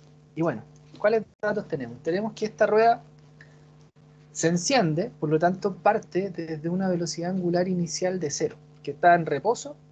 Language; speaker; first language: Spanish; native; Spanish